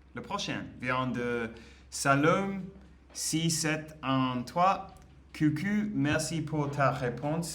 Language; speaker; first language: French; non-native, learner; English